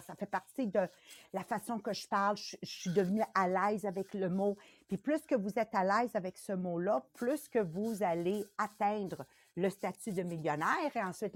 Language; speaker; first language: French; native; French